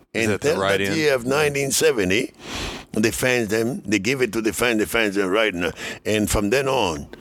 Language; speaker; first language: English; non-native, fluent; Spanish